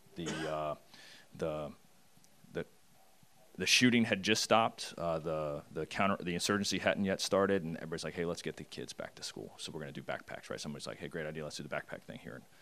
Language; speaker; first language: English; native; English